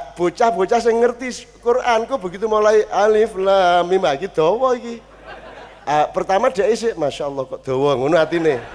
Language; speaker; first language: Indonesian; non-native, local second language; Javanese